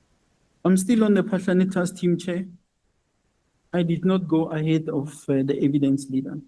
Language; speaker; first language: English; non-native, local second language; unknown